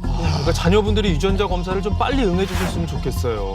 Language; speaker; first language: Korean; native; Korean